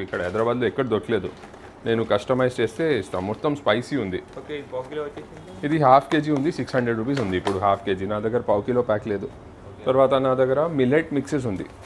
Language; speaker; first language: Telugu; non-native, local second language; Hindi